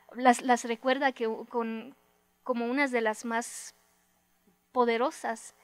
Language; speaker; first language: Spanish; non-native, fluent; Romanian